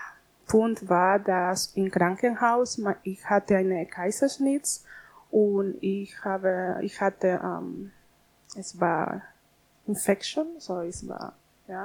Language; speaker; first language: German; non-native, learner; Spanish